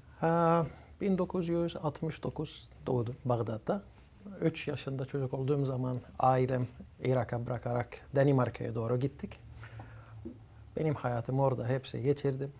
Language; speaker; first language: Turkish; early bilingual, other home language; Arabic